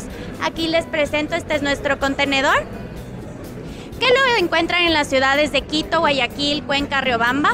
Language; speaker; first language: Spanish; native; Spanish